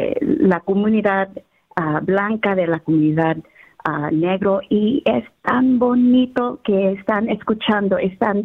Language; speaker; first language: Spanish; early bilingual, heritage; Spanish